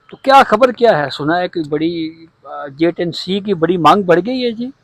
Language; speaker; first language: Urdu; non-native, local second language; Punjabi